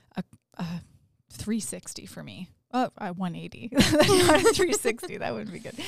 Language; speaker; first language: English; native; English